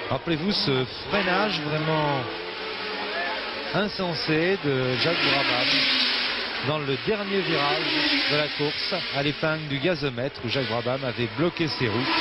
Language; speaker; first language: French; native; French